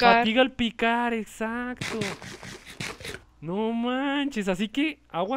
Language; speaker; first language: Spanish; native; Spanish